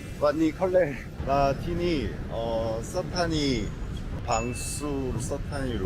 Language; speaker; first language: Thai; non-native, learner; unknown